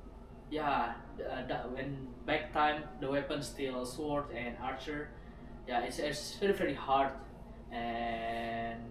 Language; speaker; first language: English; non-native, learner; Indonesian